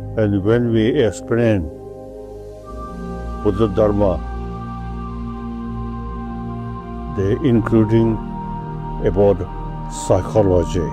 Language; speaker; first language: English; non-native, learner; Tibetan